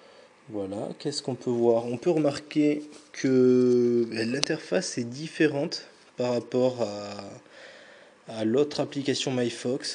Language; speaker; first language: French; native; French